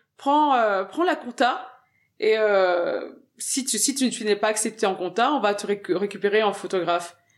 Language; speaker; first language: French; early bilingual, other home language; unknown